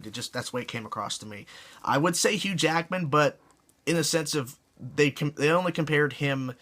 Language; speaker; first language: English; native; English